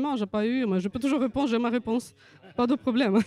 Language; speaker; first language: French; non-native, fluent; Russian